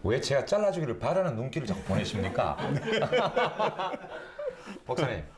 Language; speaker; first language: Korean; native; Korean